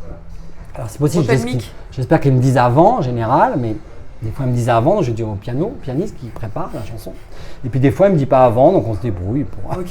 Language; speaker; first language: French; native; French